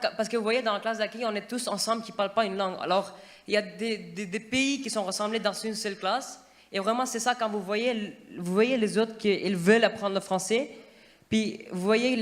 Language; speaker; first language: French; non-native, fluent; Urdu